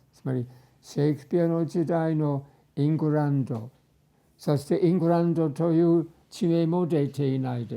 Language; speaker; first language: Japanese; non-native, fluent; English